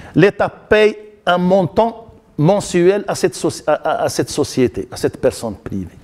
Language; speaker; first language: French; non-native, local second language; Arabic